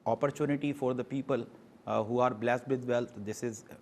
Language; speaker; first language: English; non-native, local second language; Urdu